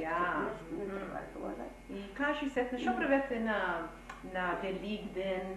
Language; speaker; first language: Macedonian; early bilingual, heritage; Macedonian